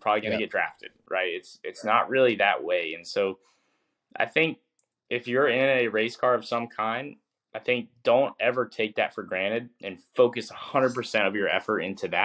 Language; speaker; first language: English; native; English